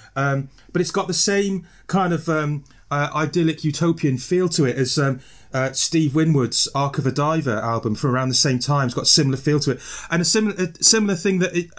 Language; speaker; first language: English; native; English